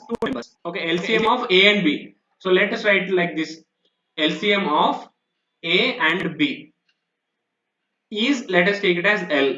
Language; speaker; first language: English; non-native, local second language; Telugu